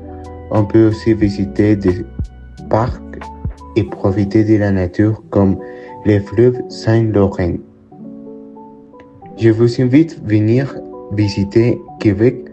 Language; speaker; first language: French; non-native, learner; Spanish